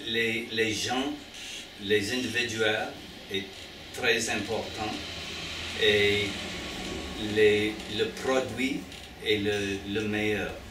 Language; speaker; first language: French; non-native, learner; English